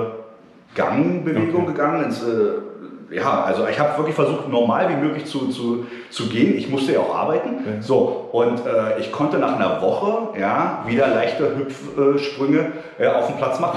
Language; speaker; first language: German; native; German